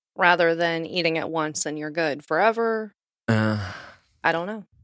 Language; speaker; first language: English; native; English